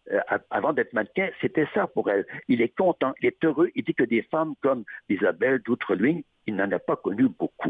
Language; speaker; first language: French; native; French